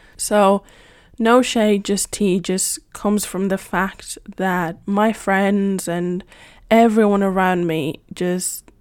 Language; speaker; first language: English; non-native, fluent; Spanish